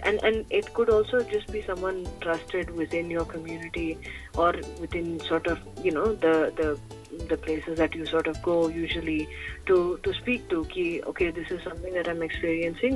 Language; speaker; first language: English; early bilingual, other home language; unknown